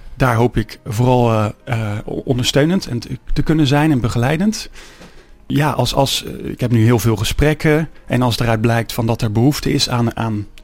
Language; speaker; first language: Dutch; native; Dutch